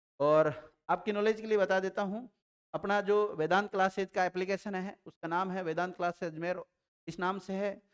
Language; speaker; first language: Hindi; native; Hindi